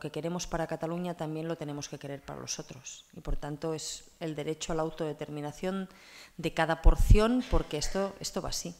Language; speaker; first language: Spanish; non-native, local second language; Catalan